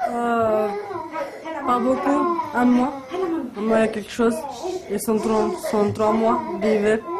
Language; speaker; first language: French; non-native, learner; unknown